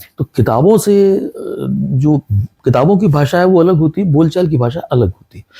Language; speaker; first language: Hindi; non-native, local second language; Punjabi